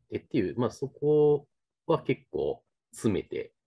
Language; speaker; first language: Japanese; native; Japanese